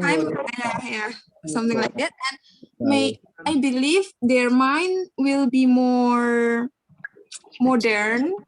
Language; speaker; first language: English; non-native, learner; Indonesian